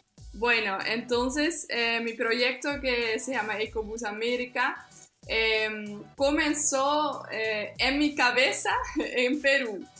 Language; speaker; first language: Spanish; non-native, fluent; Dutch